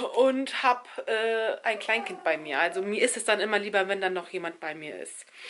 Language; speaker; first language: German; early bilingual, other home language; Turkish